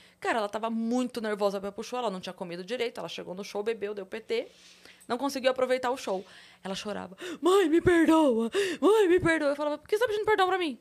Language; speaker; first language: Portuguese; native; Portuguese